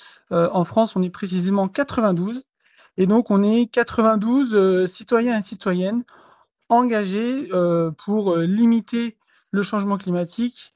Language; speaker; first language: French; native; French